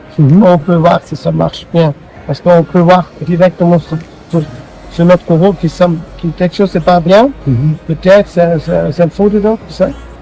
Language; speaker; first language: French; non-native, learner; German